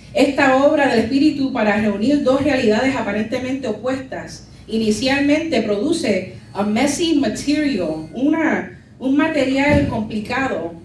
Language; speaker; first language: Spanish; early bilingual, heritage; Spanish